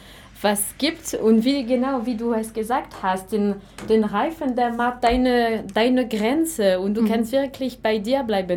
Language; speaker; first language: German; non-native, fluent; French